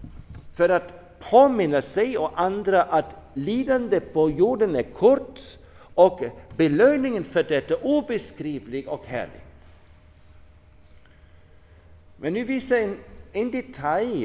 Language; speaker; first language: Swedish; non-native, fluent; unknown